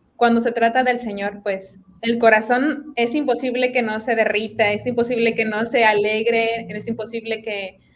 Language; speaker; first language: Spanish; native; Spanish